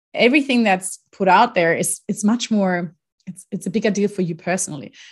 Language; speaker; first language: English; non-native, fluent; German